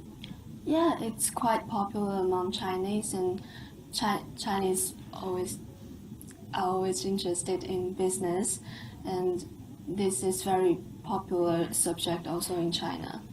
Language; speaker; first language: English; non-native, fluent; Chinese